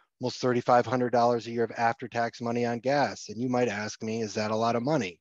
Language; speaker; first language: English; native; English